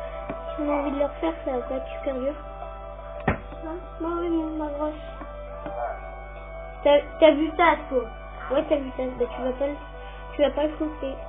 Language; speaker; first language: French; native; French